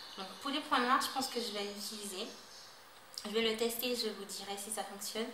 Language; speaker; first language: French; native; French